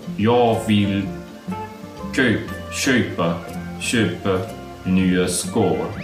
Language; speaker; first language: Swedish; non-native, learner; German